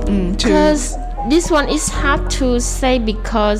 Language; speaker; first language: English; non-native, learner; Vietnamese